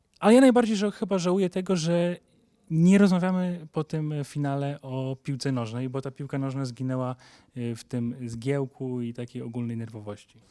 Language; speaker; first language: Polish; native; Polish